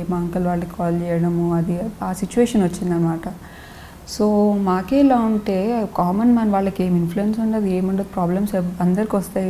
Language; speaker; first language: Telugu; non-native, local second language; Lambadi